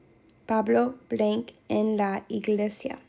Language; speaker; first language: Spanish; non-native, fluent; English